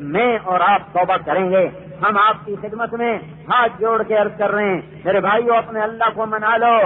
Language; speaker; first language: Urdu; non-native, local second language; Punjabi